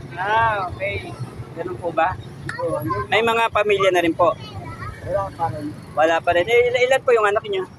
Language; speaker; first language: Filipino; native; Filipino